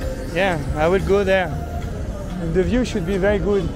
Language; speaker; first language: English; non-native, fluent; French